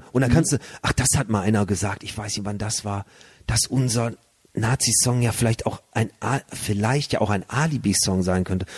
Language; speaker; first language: German; native; German